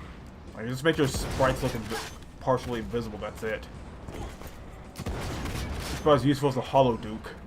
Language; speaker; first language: English; native; English